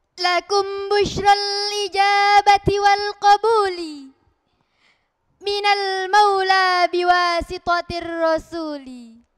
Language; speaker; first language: Arabic; non-native, learner; Indonesian